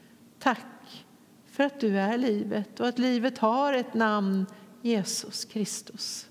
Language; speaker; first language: Swedish; native; Swedish